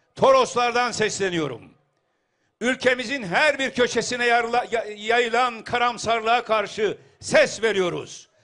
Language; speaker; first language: Turkish; native; Turkish